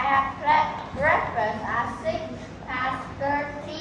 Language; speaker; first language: English; non-native, learner; Vietnamese